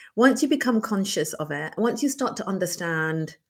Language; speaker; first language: English; native; English